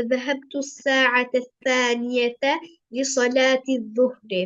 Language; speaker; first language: Arabic; non-native, learner; Albanian